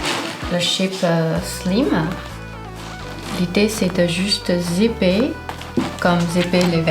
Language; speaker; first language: French; non-native, fluent; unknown